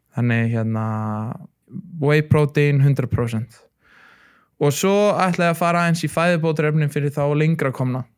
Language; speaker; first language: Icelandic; early bilingual, other home language; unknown